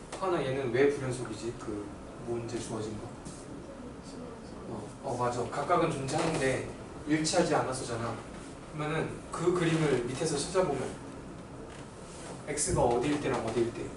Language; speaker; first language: Korean; native; Korean